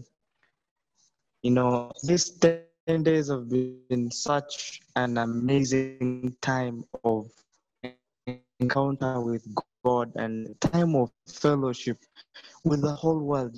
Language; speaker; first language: English; non-native, learner; Portuguese